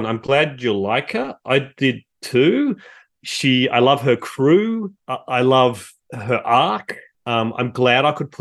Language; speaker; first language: English; native; English